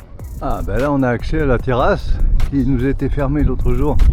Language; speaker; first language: French; native; French